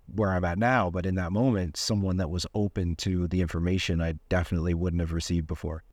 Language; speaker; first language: English; native; English